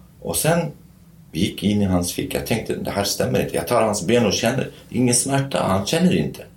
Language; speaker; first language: Swedish; non-native, fluent; Kurdish